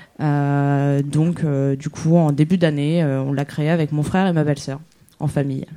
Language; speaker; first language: French; native; French